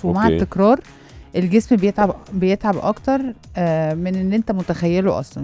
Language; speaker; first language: Arabic; native; Arabic